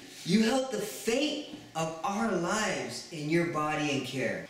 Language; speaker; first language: English; early bilingual, other home language; Spanish